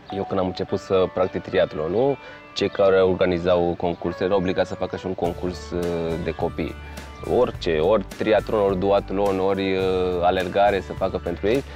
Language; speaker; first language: Romanian; native; Romanian